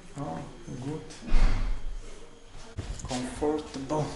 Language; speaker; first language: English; non-native, learner; Ukrainian